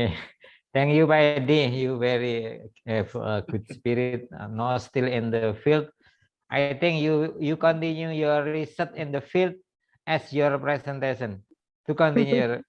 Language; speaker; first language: English; non-native, fluent; Indonesian